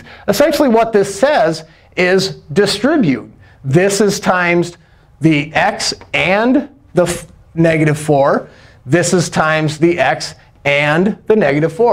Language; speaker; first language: English; native; English